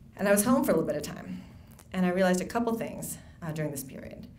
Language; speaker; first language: English; native; English